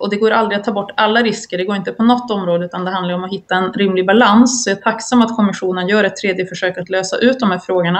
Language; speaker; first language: Swedish; native; Swedish